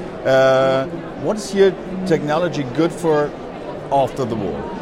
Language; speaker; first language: English; non-native, fluent; German